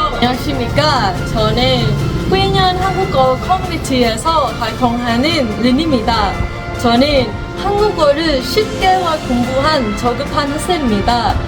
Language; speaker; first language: Korean; non-native, learner; Vietnamese